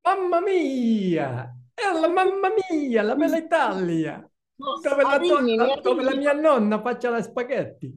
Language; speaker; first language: Italian; non-native, learner; English